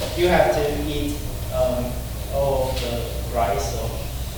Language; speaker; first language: English; non-native, learner; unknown